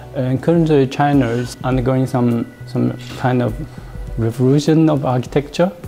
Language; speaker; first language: English; non-native, learner; Chinese